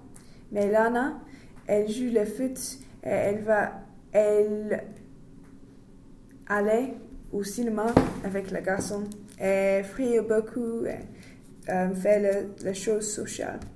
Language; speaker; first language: French; non-native, learner; English